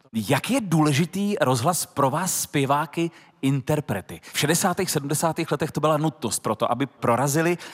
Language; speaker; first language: Czech; native; Czech